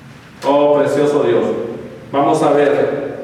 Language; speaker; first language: Spanish; native; Spanish